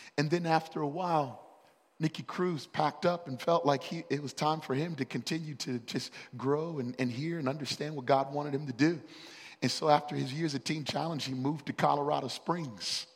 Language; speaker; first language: English; native; English